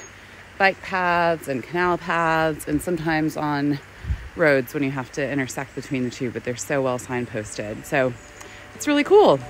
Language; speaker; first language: English; native; English